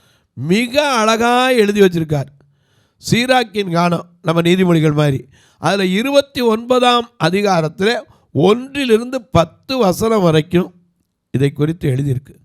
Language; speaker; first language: Tamil; native; Tamil